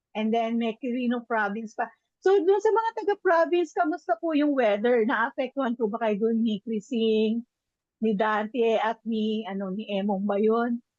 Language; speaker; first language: Filipino; native; Filipino